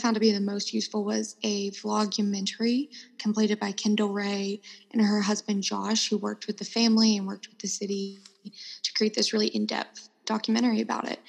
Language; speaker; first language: English; native; English